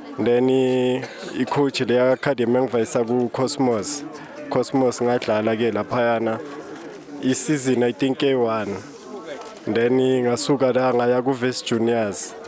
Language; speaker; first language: Zulu; native; Zulu